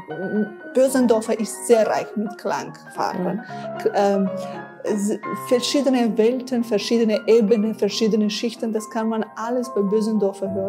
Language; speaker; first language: German; non-native, fluent; Armenian